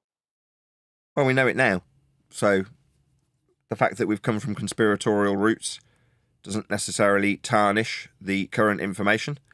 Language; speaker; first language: English; native; English